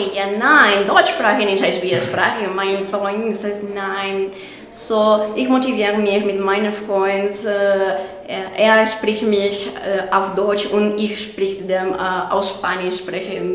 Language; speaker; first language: German; non-native, learner; Spanish